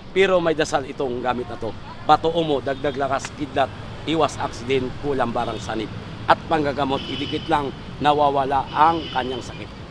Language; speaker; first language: Filipino; native; Filipino